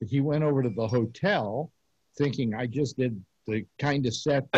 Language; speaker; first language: English; native; English